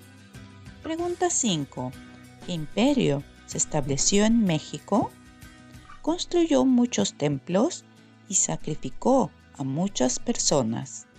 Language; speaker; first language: Spanish; non-native, fluent; Norwegian